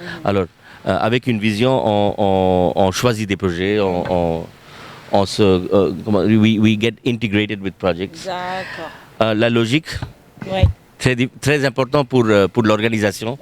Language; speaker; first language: French; non-native, fluent; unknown